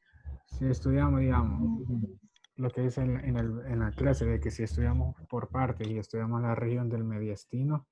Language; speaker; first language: Spanish; native; Spanish